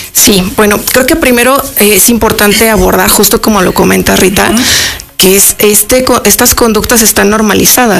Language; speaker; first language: Spanish; native; Spanish